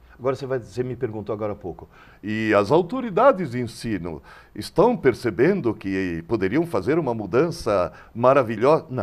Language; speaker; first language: Portuguese; early bilingual, other home language; Italian